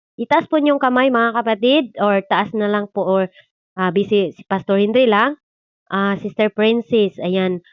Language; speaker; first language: Filipino; non-native, local second language; Cebuano